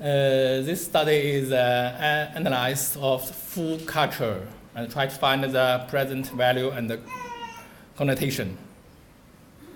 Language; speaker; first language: English; non-native, learner; Chinese